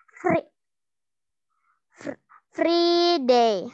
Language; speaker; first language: English; non-native, learner; Indonesian